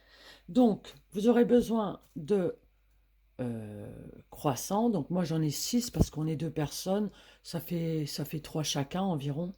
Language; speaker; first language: French; native; French